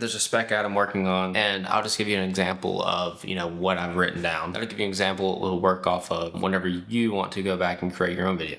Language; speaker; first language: English; native; English